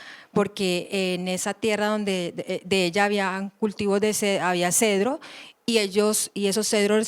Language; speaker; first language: Spanish; native; Spanish